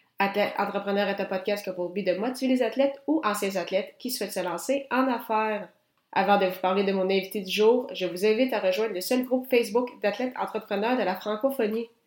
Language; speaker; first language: French; native; French